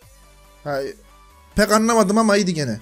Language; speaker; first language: Turkish; native; Turkish